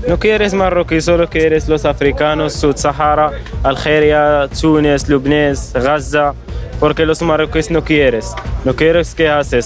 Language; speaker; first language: Spanish; non-native, learner; Arabic